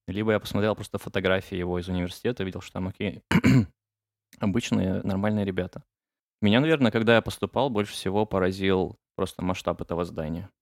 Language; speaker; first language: Russian; native; Russian